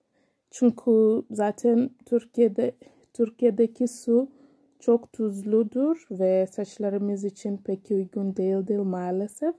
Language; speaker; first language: Turkish; non-native, learner; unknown